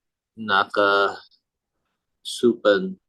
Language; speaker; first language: Chinese; non-native, learner; Indonesian